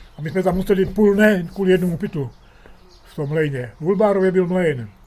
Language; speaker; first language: Czech; early bilingual, heritage; Czech